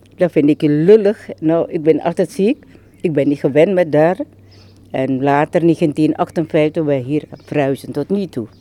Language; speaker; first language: Dutch; early bilingual, other home language; Malay